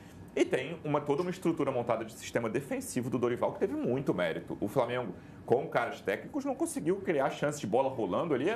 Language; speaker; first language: Portuguese; native; Portuguese